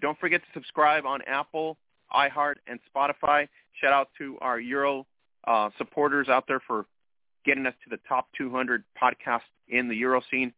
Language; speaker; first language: English; early bilingual, other home language; Spanish